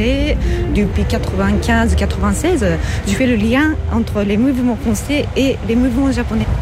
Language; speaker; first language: French; non-native, fluent; Japanese